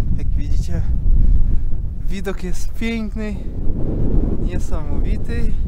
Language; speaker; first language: Polish; non-native, learner; Russian